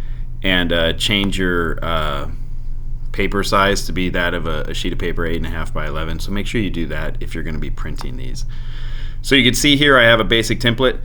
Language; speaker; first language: English; native; English